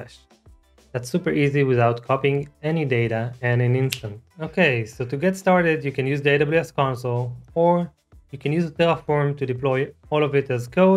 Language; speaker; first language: English; non-native, fluent; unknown